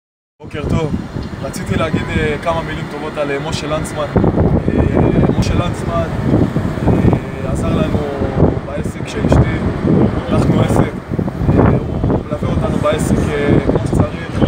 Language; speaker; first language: Hebrew; native; Hebrew